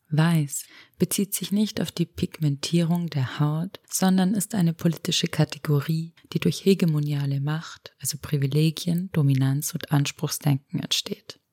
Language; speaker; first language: German; early bilingual, other home language; Romanian